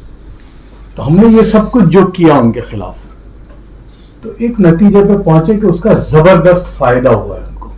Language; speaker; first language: Hindi; native; Hindi